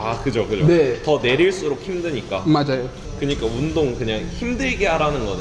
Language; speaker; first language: Korean; native; Korean